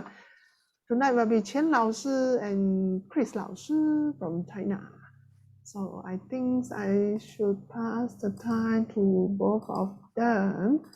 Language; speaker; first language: English; non-native, local second language; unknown